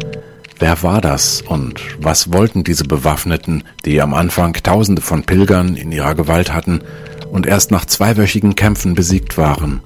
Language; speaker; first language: German; native; German